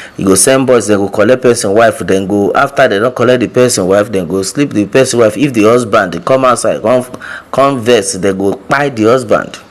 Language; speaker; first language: Nigerian Pidgin; non-native, local second language; Yoruba